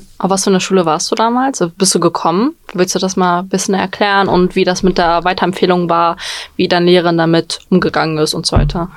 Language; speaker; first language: German; early bilingual, other home language; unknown